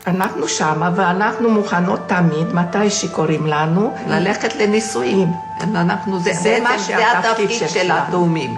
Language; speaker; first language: Hebrew; non-native, fluent; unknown